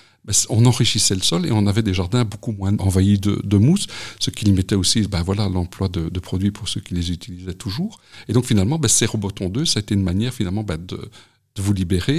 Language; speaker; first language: French; native; French